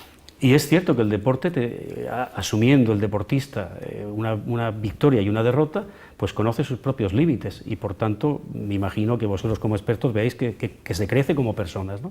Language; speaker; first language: Spanish; native; Spanish